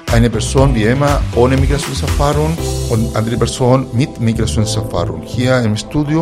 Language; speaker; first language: German; non-native, fluent; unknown